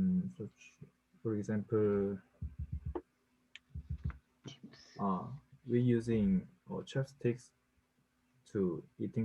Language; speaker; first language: English; non-native, learner; Korean